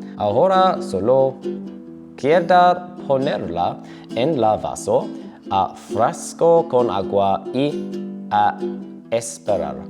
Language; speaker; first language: Spanish; non-native, learner; English